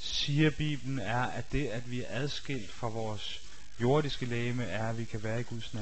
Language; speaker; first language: Danish; native; Danish